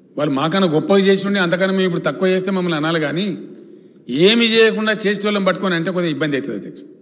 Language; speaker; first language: Telugu; native; Telugu